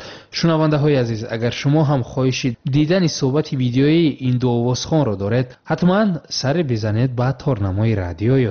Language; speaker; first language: Tajik; native; Tajik